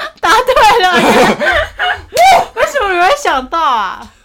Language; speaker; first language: Chinese; native; Chinese